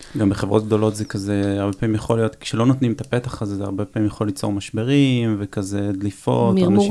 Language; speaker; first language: Hebrew; native; Hebrew